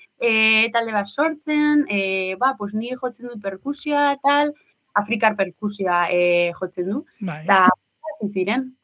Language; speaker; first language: Basque; non-native, local second language; Spanish